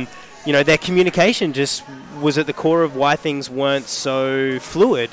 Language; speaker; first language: English; native; English